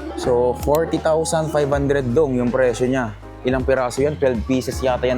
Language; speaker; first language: Filipino; native; Filipino